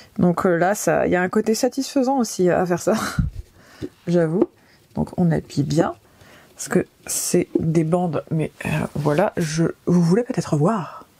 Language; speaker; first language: French; early bilingual, other home language; Portuguese